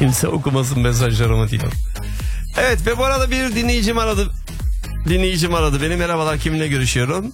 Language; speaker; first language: Turkish; early bilingual, heritage; Turkish